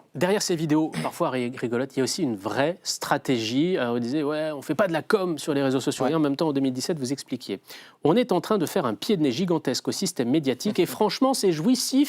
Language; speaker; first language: French; native; French